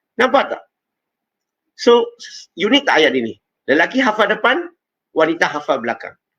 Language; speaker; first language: Malay; non-native, local second language; Chinese